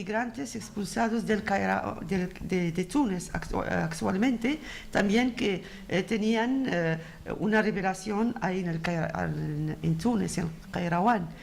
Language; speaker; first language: Spanish; non-native, fluent; Arabic